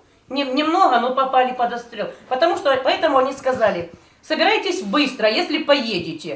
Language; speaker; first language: Russian; native; Russian